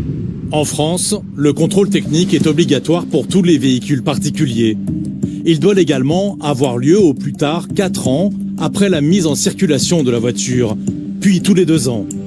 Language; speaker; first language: French; native; French